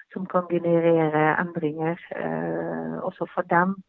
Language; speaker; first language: Norwegian; non-native, fluent; Dutch